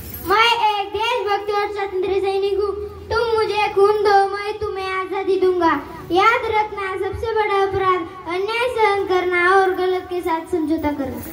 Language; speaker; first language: Hindi; non-native, local second language; Marathi